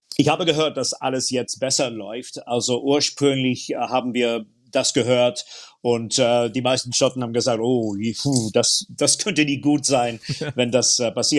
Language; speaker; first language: German; non-native, fluent; English